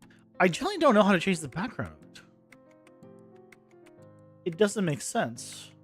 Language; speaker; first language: English; native; English